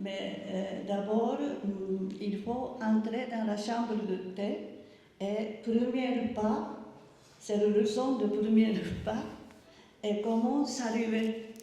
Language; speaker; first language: French; non-native, learner; Japanese